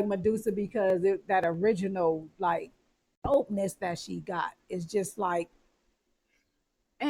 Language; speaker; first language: English; native; English